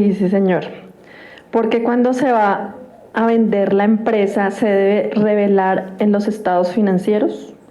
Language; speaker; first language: Spanish; native; Spanish